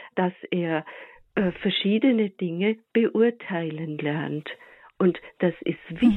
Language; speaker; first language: German; native; German